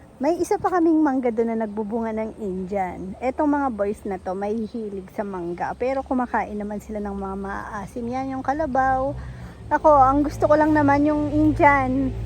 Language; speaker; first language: Filipino; native; Filipino